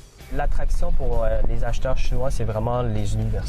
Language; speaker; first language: French; early bilingual, other home language; Chinese